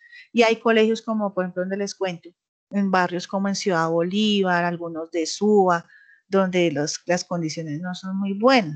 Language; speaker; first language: Spanish; native; Spanish